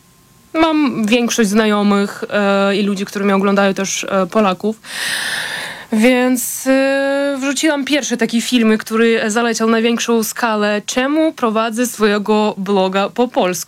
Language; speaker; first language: Polish; non-native, fluent; Ukrainian